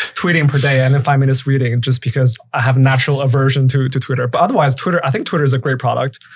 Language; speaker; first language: English; native; English